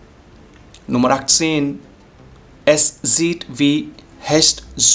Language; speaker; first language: German; non-native, fluent; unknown